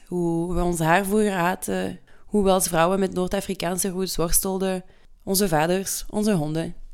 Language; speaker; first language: Dutch; early bilingual, other home language; French